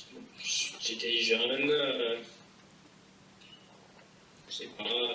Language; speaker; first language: French; non-native, fluent; English